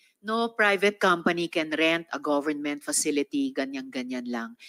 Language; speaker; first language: English; non-native, local second language; Filipino